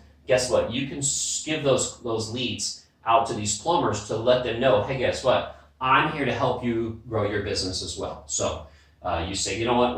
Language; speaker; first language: English; native; English